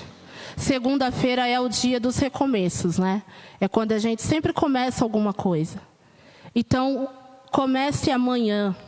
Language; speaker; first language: Portuguese; native; Portuguese